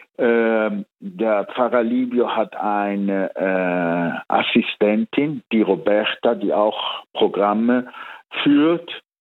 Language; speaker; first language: German; early bilingual, heritage; Italian